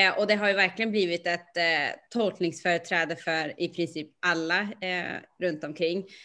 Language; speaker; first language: Swedish; native; Swedish